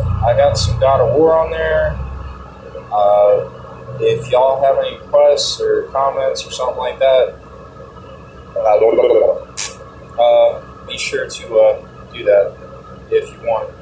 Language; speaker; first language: English; native; English